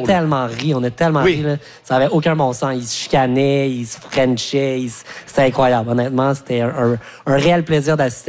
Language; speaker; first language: French; native; French